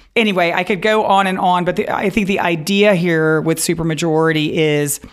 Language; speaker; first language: English; native; English